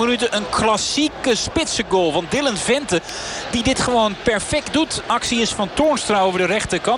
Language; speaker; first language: Dutch; native; Dutch